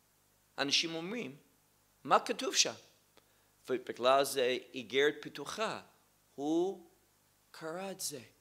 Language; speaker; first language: Hebrew; non-native, fluent; English